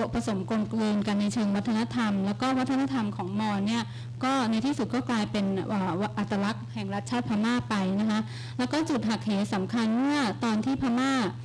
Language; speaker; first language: Thai; native; Thai